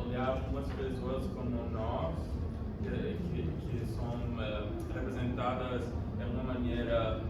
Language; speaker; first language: Portuguese; non-native, learner; Spanish